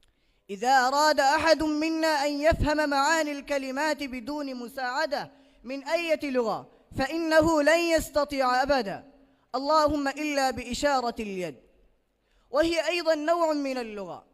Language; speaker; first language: Arabic; non-native, learner; Bangla